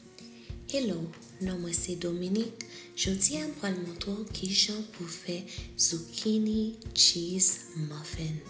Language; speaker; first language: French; non-native, local second language; Haitian Creole